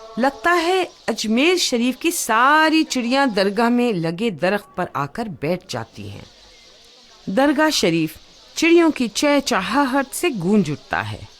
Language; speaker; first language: Urdu; native; Urdu